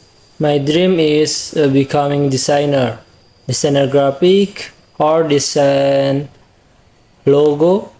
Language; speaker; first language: English; non-native, learner; Indonesian